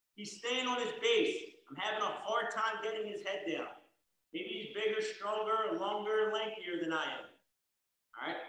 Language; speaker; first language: English; native; English